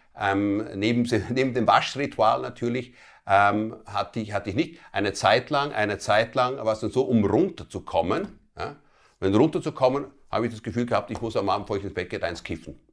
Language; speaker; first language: German; early bilingual, other home language; Italian